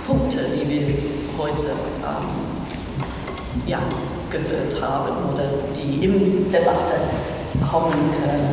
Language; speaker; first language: German; non-native, fluent; English